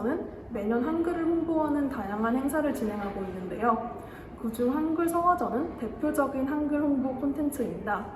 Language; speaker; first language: Korean; native; Korean